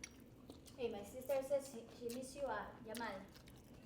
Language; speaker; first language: English; non-native, local second language; Filipino